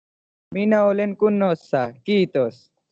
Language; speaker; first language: Finnish; non-native, learner; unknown